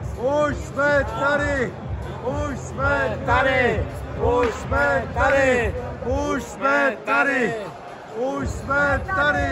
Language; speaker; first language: Czech; non-native, learner; German